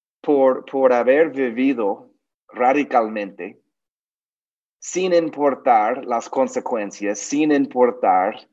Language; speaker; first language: Spanish; non-native, learner; English